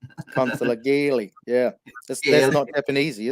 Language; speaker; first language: English; native; English